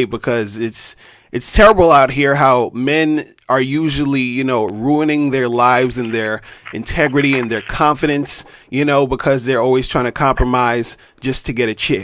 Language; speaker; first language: English; native; English